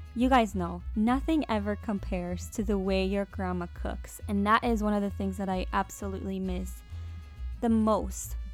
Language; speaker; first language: English; early bilingual, other home language; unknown